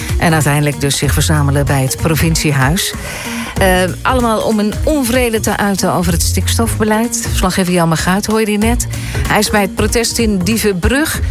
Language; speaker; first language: Dutch; native; Dutch